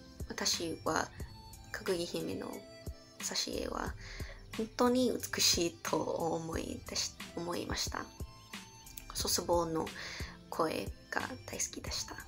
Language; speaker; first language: Japanese; non-native, learner; English